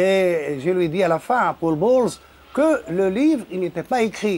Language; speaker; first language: French; non-native, local second language; Arabic